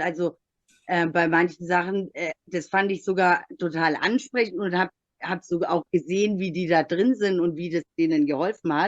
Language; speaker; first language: German; native; German